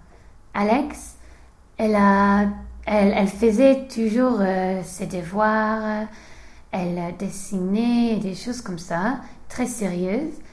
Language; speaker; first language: French; non-native, learner; English